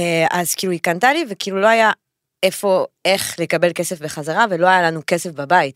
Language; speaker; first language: Hebrew; non-native, fluent; French